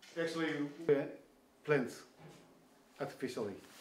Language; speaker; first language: English; non-native, fluent; Korean